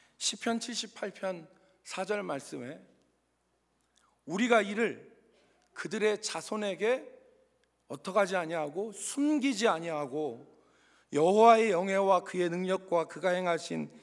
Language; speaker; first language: Korean; native; Korean